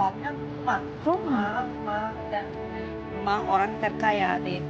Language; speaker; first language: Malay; non-native, fluent; Turkish